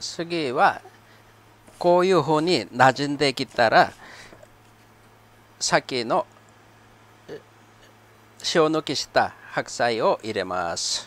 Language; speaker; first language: Japanese; non-native, fluent; Korean